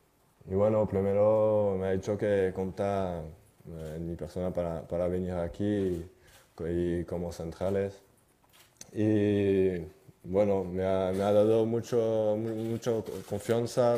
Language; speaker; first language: Spanish; non-native, fluent; French